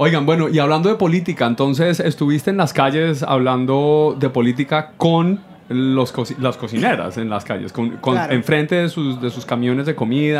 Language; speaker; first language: Spanish; native; Spanish